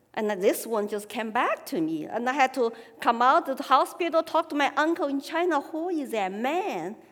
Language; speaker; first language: English; non-native, fluent; Chinese